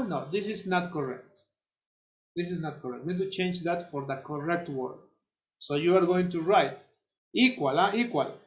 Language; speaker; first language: English; non-native, fluent; Spanish